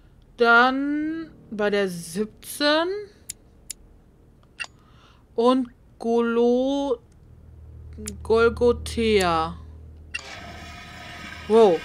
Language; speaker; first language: German; native; German